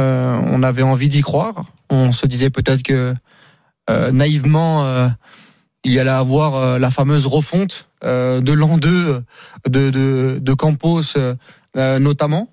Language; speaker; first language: French; native; French